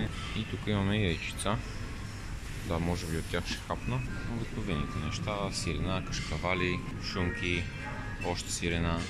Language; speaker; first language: Bulgarian; native; Bulgarian